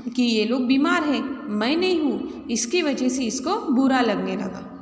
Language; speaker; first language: Hindi; non-native, local second language; Marathi